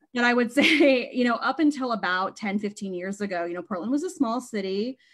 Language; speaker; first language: English; native; English